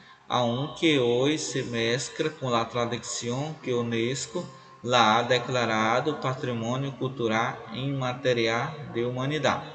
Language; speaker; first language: Spanish; non-native, learner; Portuguese